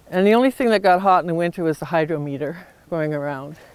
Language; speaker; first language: English; native; English